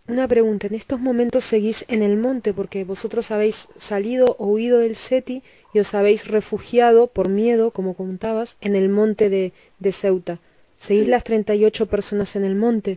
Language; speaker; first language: Spanish; native; Spanish